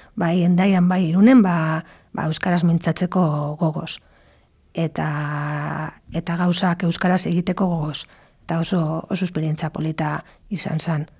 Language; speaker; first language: Basque; non-native, local second language; Spanish